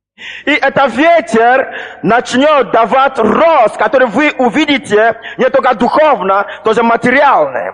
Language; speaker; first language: Russian; non-native, fluent; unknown